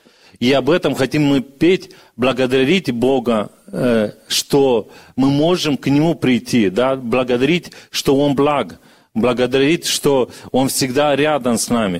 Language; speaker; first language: Russian; early bilingual, other home language; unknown